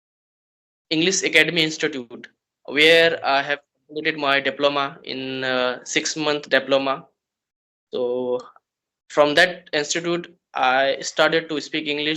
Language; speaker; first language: English; non-native, learner; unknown